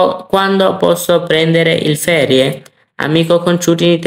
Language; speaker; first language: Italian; non-native, fluent; Bangla